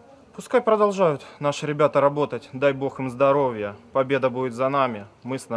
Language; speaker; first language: Russian; native; Russian